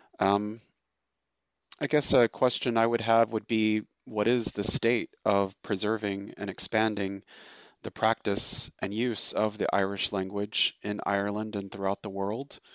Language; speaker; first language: English; native; English